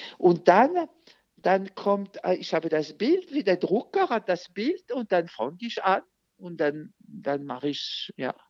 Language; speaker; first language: German; non-native, fluent; French